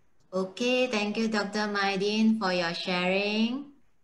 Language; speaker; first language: English; non-native, local second language; Chinese